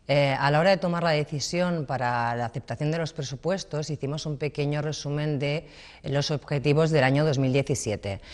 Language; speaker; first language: Spanish; native; Spanish